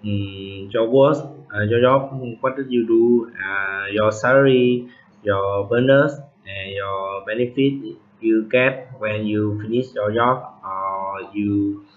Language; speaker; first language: English; non-native, learner; Vietnamese